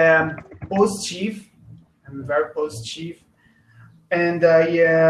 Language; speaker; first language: English; non-native, learner; Portuguese